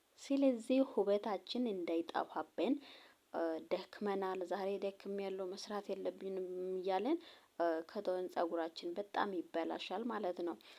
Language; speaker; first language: Amharic; non-native, local second language; Oromo